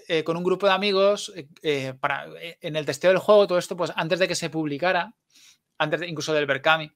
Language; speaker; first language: Spanish; native; Spanish